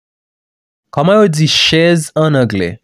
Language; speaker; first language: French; non-native, local second language; Haitian Creole